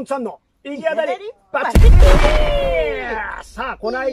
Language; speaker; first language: Japanese; native; Japanese